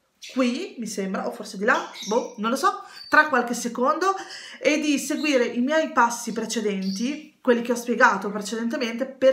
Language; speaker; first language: Italian; native; Italian